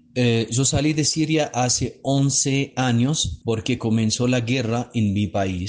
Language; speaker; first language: Spanish; non-native, fluent; Arabic